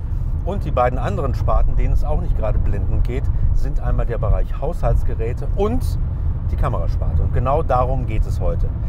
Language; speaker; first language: German; native; German